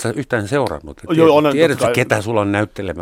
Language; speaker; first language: Finnish; non-native, fluent; German